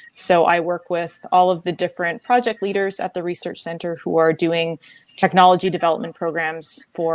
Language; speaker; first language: English; native; English